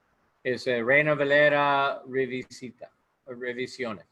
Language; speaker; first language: Spanish; non-native, learner; English